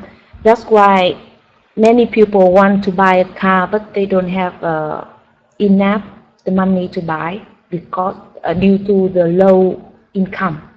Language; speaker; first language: English; non-native, learner; Vietnamese